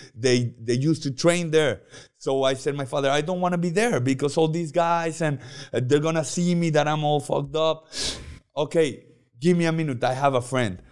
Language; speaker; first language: English; non-native, learner; Spanish